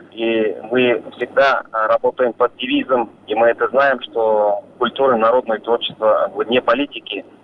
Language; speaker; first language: Russian; non-native, local second language; Bashkir